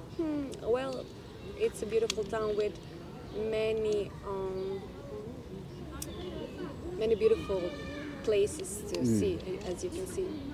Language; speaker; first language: English; non-native, fluent; Croatian